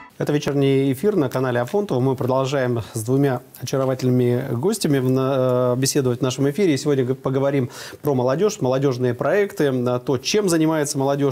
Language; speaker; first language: Russian; native; Russian